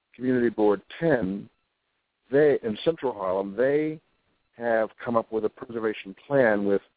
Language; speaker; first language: English; native; English